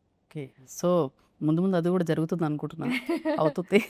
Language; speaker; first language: Telugu; native; Telugu